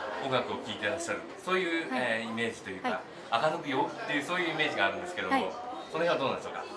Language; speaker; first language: Japanese; native; Japanese